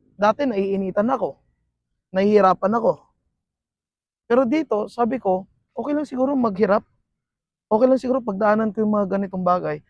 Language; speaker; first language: Filipino; non-native, local second language; Iloko